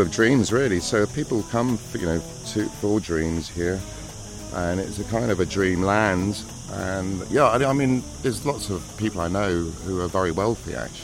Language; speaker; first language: English; native; English